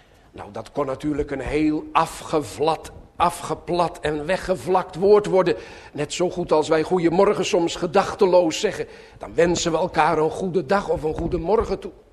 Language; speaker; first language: Dutch; native; Dutch